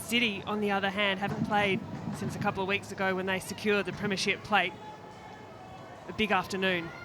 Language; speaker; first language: English; native; English